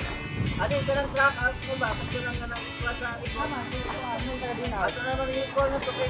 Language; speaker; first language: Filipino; non-native, local second language; Hiligaynon